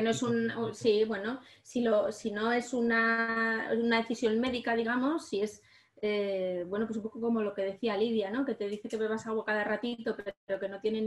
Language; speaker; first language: Spanish; native; Spanish